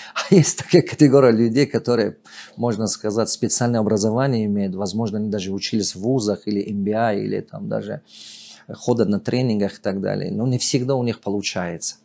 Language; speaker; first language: Russian; non-native, local second language; Tajik